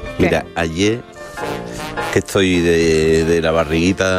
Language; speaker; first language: Spanish; native; Spanish